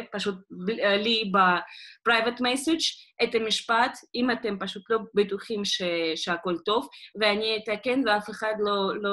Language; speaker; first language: Hebrew; non-native, fluent; Russian